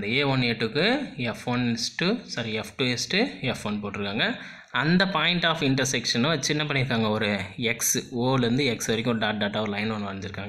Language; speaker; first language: Tamil; native; Tamil